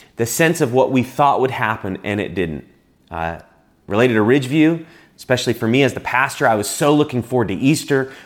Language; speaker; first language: English; native; English